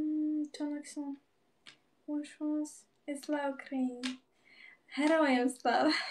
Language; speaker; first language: French; non-native, learner; Russian